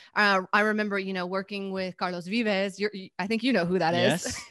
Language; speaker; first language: English; native; English